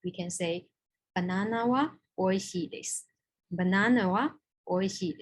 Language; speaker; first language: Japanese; non-native, fluent; Chinese